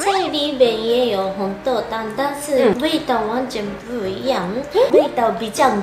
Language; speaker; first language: Chinese; non-native, learner; Japanese